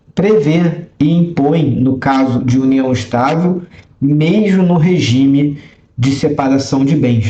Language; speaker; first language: Portuguese; native; Portuguese